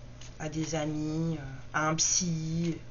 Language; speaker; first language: French; native; French